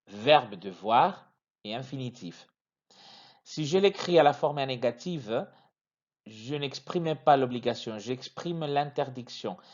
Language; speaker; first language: French; non-native, fluent; Spanish